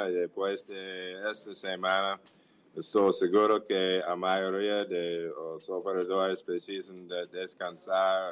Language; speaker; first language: Portuguese; non-native, learner; English